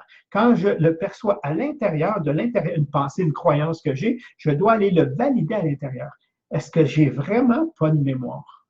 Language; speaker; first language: French; native; French